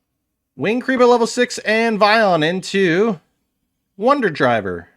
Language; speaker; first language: English; native; English